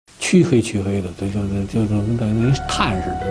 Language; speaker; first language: Chinese; native; Chinese